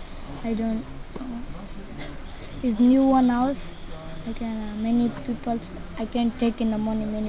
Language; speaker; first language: English; non-native, learner; Kannada